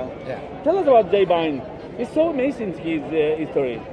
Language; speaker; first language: English; non-native, learner; Spanish